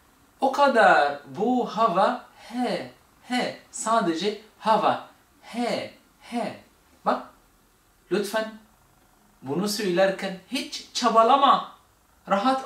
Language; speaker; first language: Turkish; non-native, fluent; Arabic